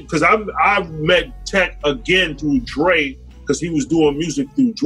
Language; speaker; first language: English; native; English